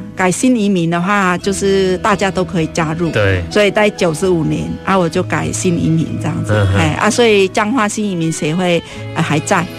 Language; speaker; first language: Chinese; non-native, fluent; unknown